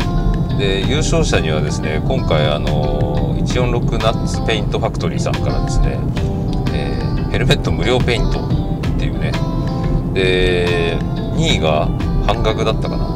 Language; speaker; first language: Japanese; native; Japanese